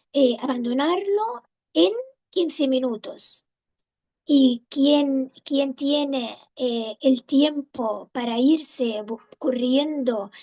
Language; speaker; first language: Spanish; non-native, fluent; Arabic